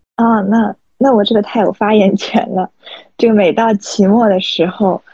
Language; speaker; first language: Chinese; native; Chinese